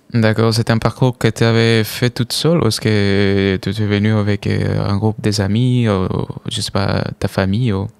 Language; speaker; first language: French; non-native, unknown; Spanish